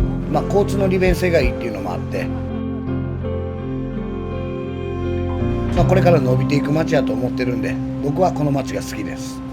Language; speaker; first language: Japanese; native; Japanese